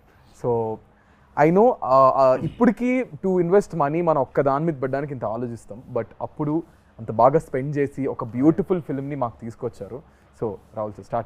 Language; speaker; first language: Telugu; native; Telugu